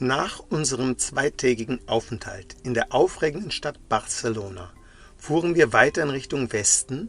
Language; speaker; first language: German; native; German